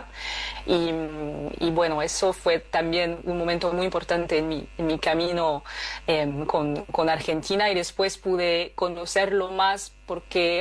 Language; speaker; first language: Spanish; non-native, fluent; French